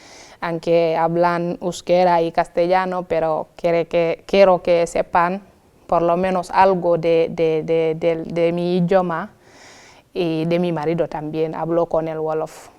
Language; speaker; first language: Spanish; non-native, fluent; Wolof